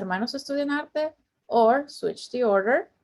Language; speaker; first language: Spanish; non-native, fluent; English